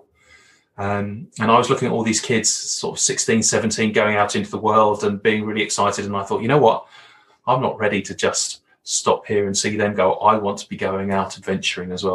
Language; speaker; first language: English; native; English